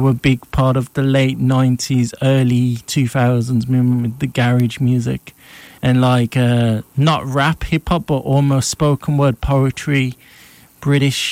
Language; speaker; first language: English; native; English